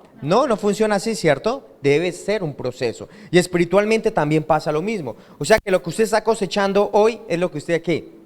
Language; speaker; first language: Spanish; native; Spanish